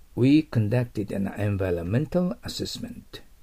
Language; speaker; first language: English; non-native, fluent; Japanese